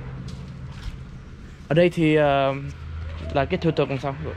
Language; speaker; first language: English; early bilingual, other home language; Vietnamese